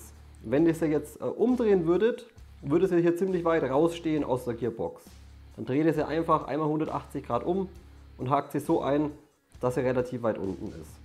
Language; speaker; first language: German; native; German